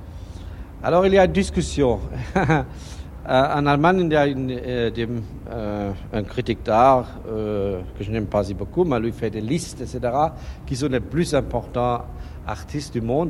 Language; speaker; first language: French; non-native, fluent; German